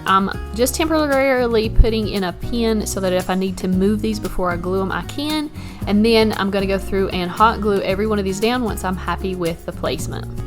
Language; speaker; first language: English; native; English